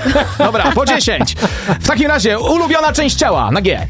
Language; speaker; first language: Polish; native; Polish